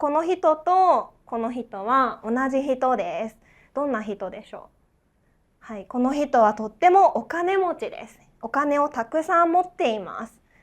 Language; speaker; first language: Japanese; non-native, fluent; Chinese